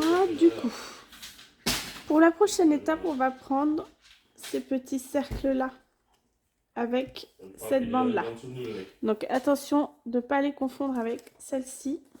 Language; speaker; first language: French; native; French